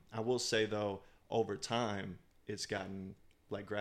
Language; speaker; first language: English; native; English